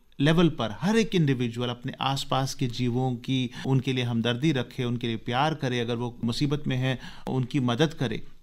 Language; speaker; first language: Hindi; native; Hindi